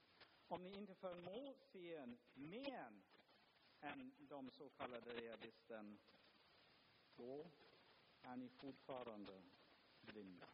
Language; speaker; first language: Swedish; non-native, fluent; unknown